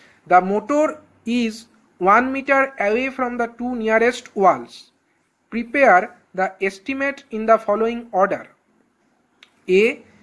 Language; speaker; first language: English; non-native, local second language; Bangla